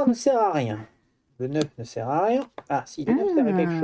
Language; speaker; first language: French; native; French